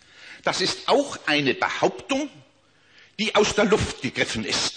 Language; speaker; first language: German; native; German